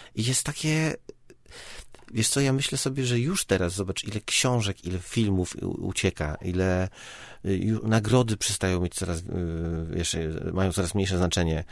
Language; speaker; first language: Polish; native; Polish